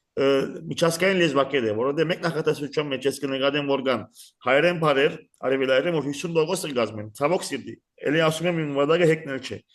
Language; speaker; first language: Armenian; early bilingual, heritage; Armenian